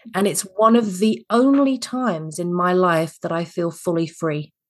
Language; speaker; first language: English; native; English